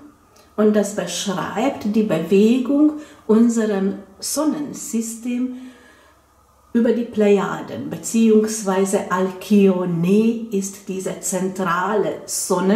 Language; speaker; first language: German; non-native, fluent; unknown